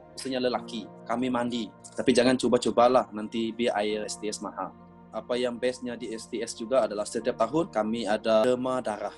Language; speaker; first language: Malay; non-native, local second language; Iban